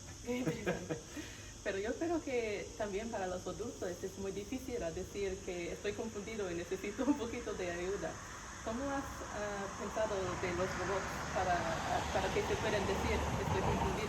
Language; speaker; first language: Spanish; non-native, learner; English